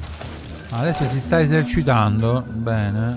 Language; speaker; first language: Italian; native; Italian